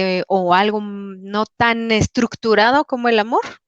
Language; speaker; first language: Spanish; native; Spanish